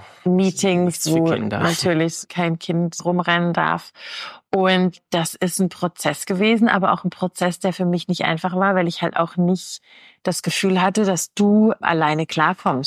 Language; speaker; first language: German; native; German